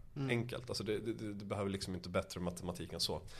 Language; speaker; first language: Swedish; early bilingual, other home language; Persian